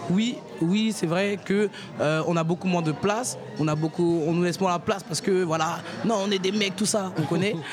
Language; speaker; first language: French; native; French